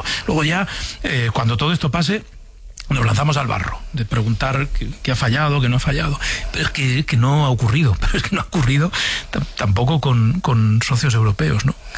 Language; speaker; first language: Spanish; native; Spanish